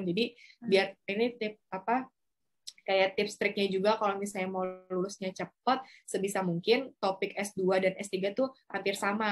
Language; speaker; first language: Indonesian; native; Indonesian